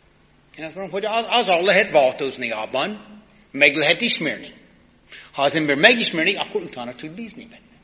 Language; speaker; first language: Hungarian; non-native, learner; English